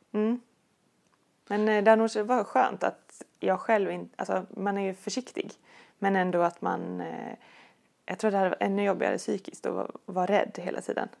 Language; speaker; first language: Swedish; native; Swedish